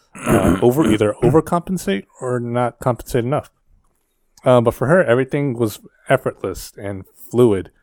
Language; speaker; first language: English; early bilingual, other home language; Filipino